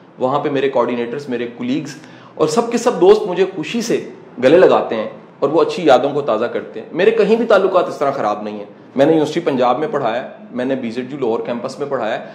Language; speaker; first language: Urdu; non-native, local second language; Punjabi